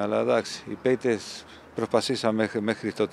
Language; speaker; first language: Greek; non-native, fluent; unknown